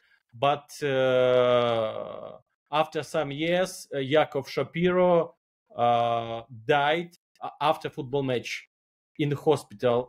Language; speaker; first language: English; non-native, learner; Belarusian